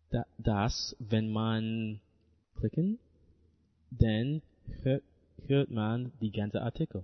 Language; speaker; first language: German; non-native, learner; English